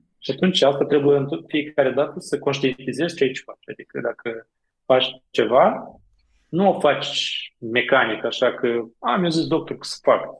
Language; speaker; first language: Romanian; native; Romanian